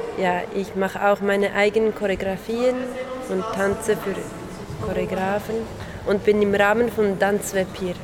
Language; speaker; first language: German; non-native, local second language; French